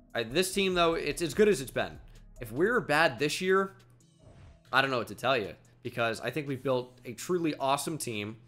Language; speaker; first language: English; native; English